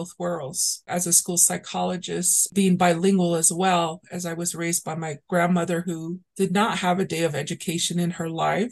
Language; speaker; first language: English; early bilingual, other home language; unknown